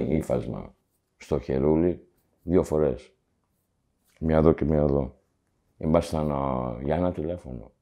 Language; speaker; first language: Greek; early bilingual, heritage; Greek